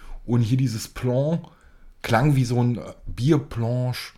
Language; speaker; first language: German; native; German